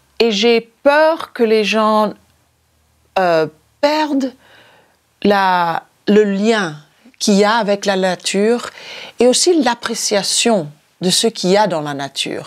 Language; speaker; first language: French; non-native, fluent; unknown